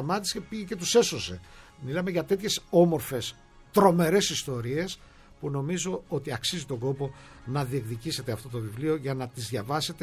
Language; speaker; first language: Greek; native; Greek